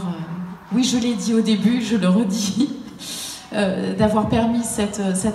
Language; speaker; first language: French; native; French